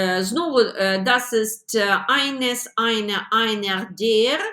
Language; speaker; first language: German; non-native, fluent; Ukrainian